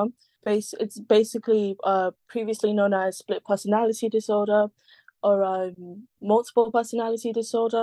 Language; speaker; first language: English; native; English